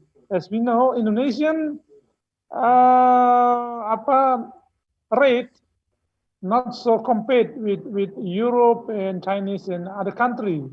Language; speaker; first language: English; non-native, learner; Indonesian